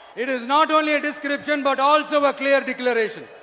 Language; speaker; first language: English; non-native, local second language; Tamil